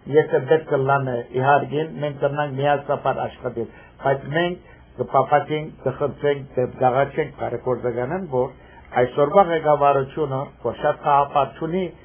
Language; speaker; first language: Armenian; early bilingual, heritage; Armenian